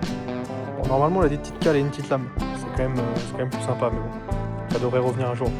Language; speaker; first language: French; native; French